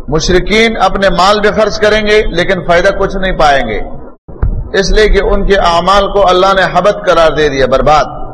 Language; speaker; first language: Urdu; non-native, local second language; Pashto